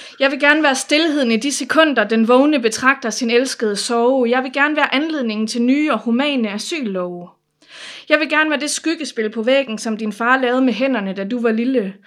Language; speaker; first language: Danish; native; Danish